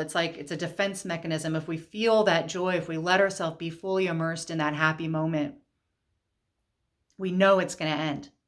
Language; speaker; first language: English; native; English